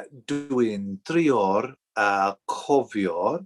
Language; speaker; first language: Welsh; non-native, learner; English